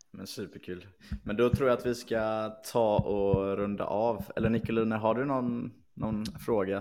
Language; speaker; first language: Swedish; native; Swedish